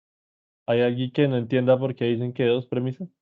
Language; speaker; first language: Spanish; native; Spanish